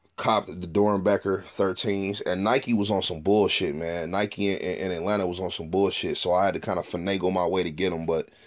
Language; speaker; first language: English; native; English